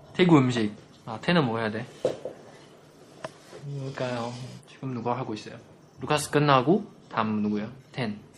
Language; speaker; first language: Korean; non-native, fluent; Chinese